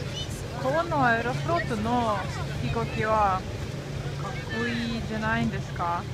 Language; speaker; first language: Japanese; non-native, fluent; Russian